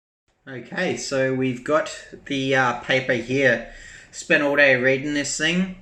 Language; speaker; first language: English; native; English